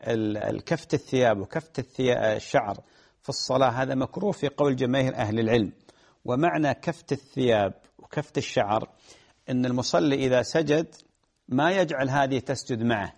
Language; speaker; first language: Arabic; native; Arabic